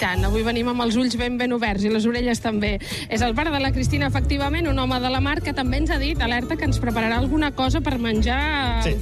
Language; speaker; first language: Catalan; native; Catalan